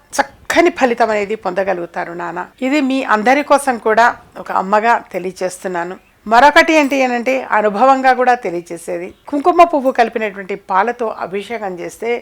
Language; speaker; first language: Telugu; native; Telugu